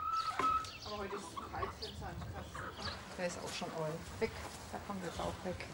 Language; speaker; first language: German; native; German